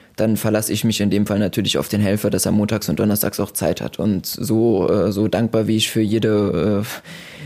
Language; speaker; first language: German; native; German